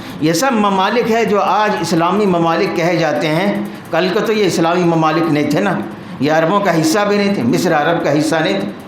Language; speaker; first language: Urdu; native; Urdu